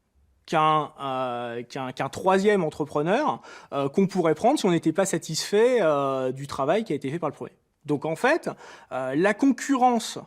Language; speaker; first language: French; native; French